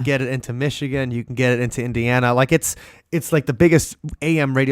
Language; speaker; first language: English; native; English